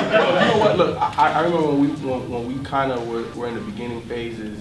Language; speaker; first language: English; native; English